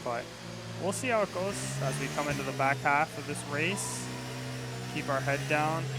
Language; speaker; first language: English; native; English